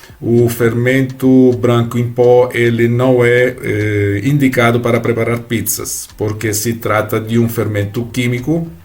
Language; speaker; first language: Portuguese; non-native, fluent; Italian